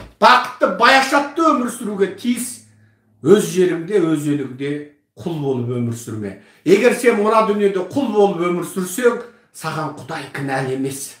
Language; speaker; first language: Kazakh; early bilingual, heritage; Kazakh